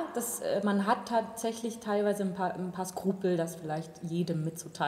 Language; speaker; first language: German; native; German